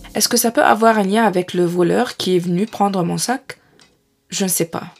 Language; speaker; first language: French; non-native, fluent; Arabic